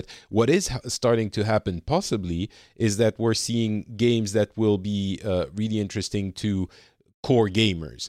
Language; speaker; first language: English; non-native, fluent; French